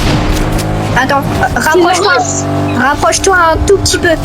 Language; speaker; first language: French; native; French